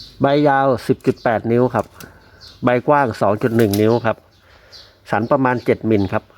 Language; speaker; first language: Thai; native; Thai